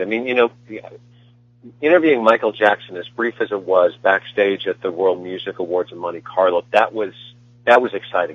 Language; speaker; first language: English; native; English